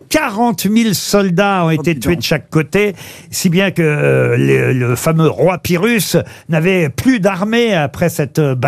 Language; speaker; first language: French; native; French